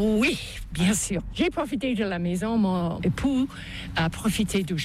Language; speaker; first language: French; non-native, local second language; English